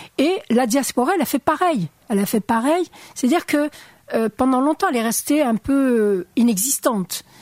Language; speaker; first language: French; non-native, local second language; Arabic